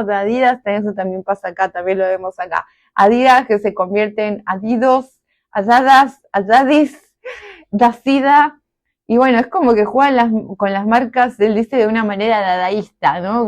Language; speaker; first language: Spanish; native; Spanish